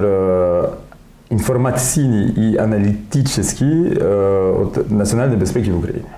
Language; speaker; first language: Ukrainian; non-native, learner; French